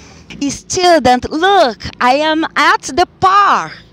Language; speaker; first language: English; non-native, fluent; Portuguese